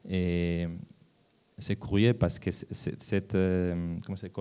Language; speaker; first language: French; non-native, learner; Spanish